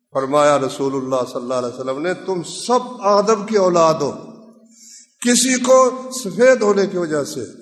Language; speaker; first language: Urdu; non-native, local second language; Punjabi